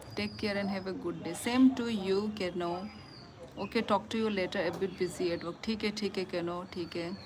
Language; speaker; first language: Hindi; non-native, local second language; Kok Borok